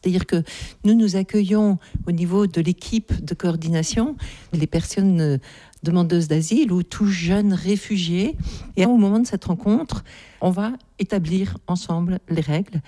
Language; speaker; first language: French; native; French